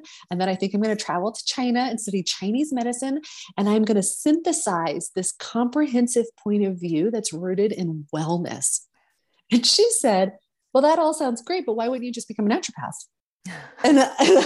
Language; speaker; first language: English; native; English